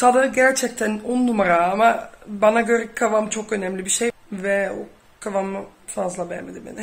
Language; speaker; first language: Turkish; early bilingual, heritage; Dutch